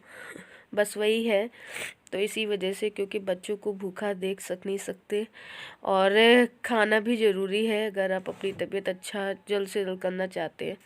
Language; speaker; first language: Hindi; native; Hindi